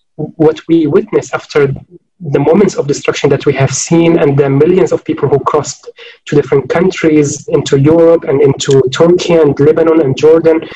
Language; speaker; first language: English; non-native, fluent; Arabic